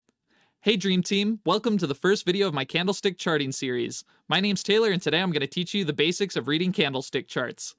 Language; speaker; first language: English; native; English